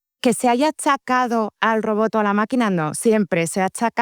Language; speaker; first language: Spanish; native; Spanish